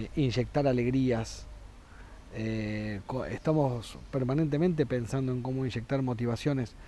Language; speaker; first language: Spanish; native; Spanish